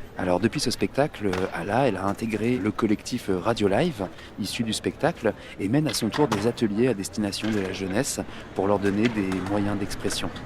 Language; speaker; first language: French; native; French